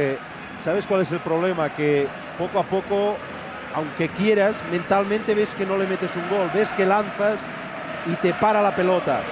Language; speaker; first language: Spanish; native; Spanish